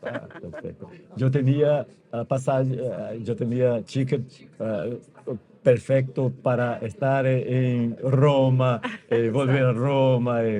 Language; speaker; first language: Spanish; non-native, fluent; Portuguese